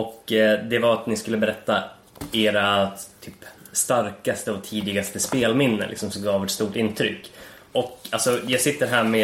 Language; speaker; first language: Swedish; native; Swedish